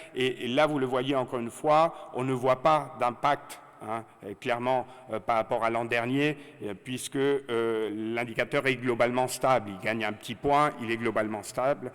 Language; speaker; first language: French; native; French